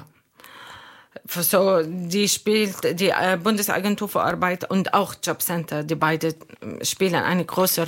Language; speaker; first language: German; non-native, learner; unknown